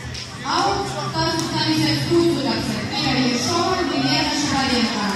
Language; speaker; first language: Russian; native; Russian